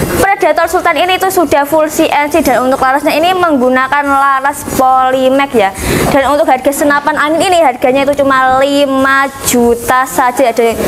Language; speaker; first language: Indonesian; native; Indonesian